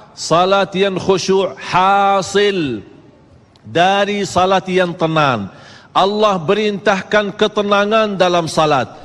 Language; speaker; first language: Malay; native; Malay